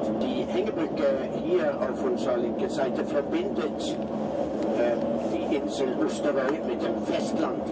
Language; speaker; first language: German; non-native, fluent; Norwegian